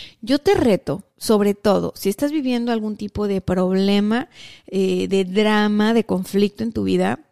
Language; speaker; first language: Spanish; native; Spanish